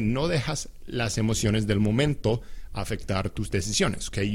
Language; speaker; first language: Spanish; non-native, fluent; English